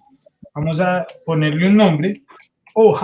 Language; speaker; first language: Spanish; native; Spanish